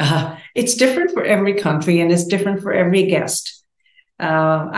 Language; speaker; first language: English; native; English